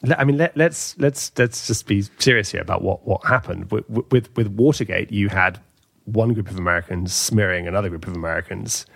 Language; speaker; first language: English; native; English